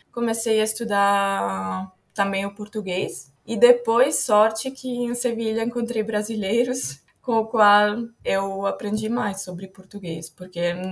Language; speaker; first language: Portuguese; non-native, fluent; Italian